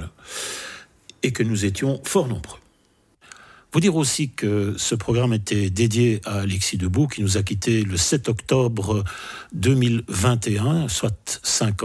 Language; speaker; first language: French; native; French